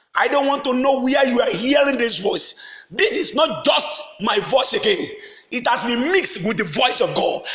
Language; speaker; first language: English; non-native, local second language; Yoruba